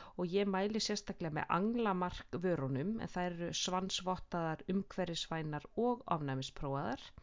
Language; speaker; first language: Icelandic; native; Icelandic